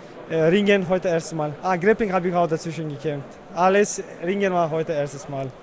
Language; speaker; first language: German; non-native, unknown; Chechen